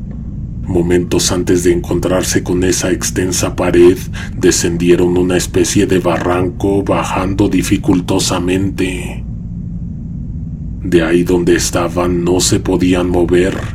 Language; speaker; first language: Spanish; native; Spanish